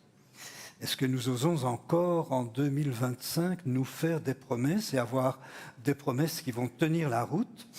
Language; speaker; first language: French; native; French